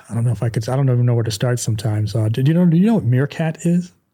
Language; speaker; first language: English; native; English